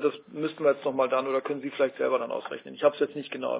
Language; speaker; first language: German; native; German